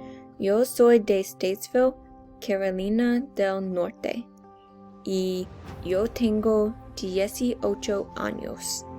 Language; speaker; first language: Spanish; non-native, learner; English